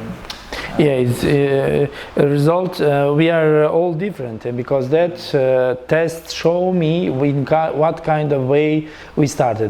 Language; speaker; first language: English; non-native, learner; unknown